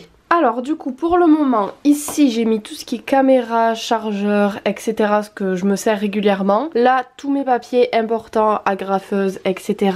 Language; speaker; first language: French; native; French